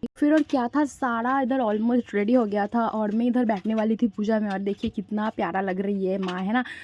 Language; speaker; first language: Hindi; non-native, local second language; Bangla